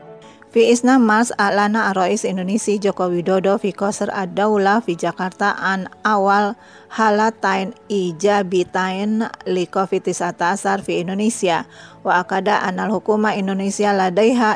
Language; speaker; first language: Arabic; non-native, fluent; Indonesian